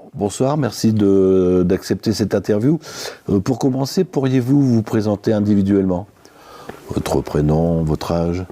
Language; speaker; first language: French; native; French